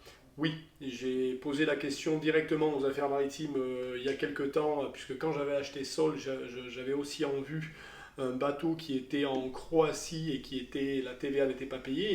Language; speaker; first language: French; native; French